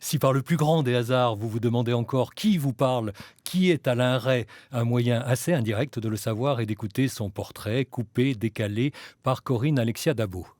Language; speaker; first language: French; native; French